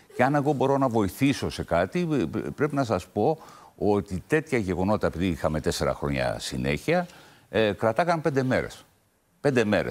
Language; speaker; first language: Greek; native; Greek